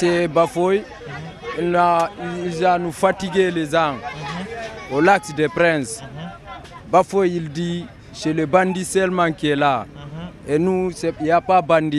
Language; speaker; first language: French; non-native, local second language; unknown